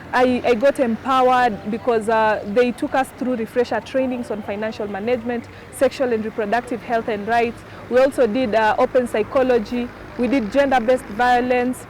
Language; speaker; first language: English; non-native, local second language; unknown